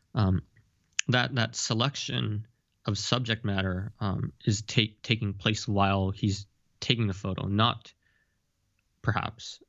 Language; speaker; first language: English; early bilingual, heritage; Japanese